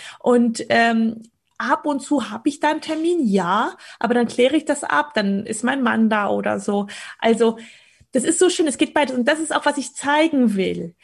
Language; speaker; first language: German; early bilingual, other home language; Polish